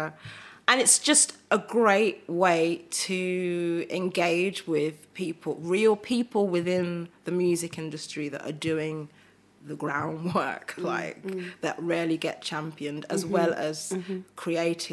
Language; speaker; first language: English; native; English